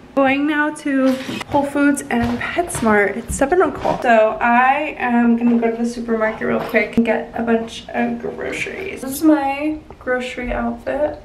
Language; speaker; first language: English; native; English